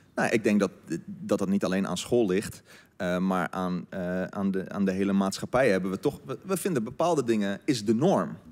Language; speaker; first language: Dutch; native; Dutch